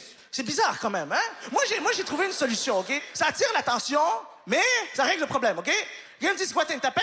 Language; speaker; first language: French; native; French